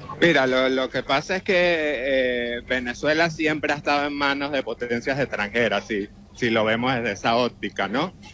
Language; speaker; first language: Spanish; native; Spanish